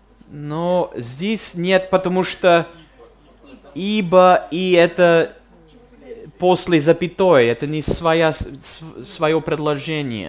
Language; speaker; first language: Russian; non-native, fluent; English